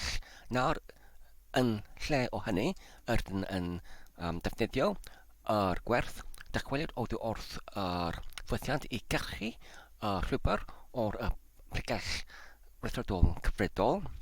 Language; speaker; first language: Welsh; non-native, learner; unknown